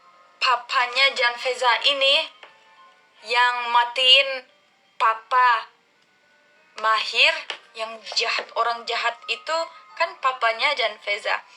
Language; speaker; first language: Indonesian; non-native, learner; Turkish